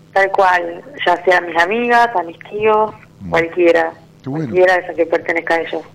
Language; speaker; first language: Spanish; native; Spanish